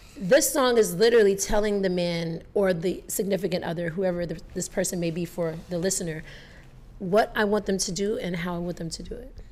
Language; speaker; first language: English; native; English